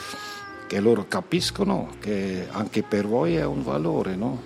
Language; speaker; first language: Italian; non-native, learner; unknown